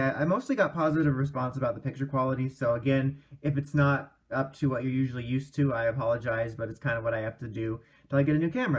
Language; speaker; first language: English; native; English